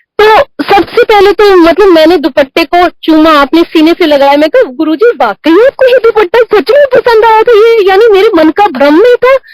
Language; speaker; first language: Hindi; non-native, local second language; Punjabi